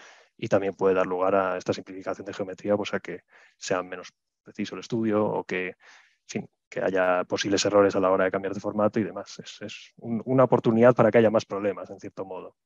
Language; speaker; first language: Spanish; native; Spanish